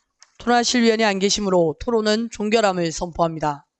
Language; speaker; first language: Korean; native; Korean